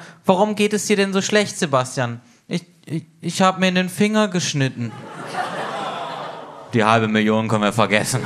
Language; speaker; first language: German; native; German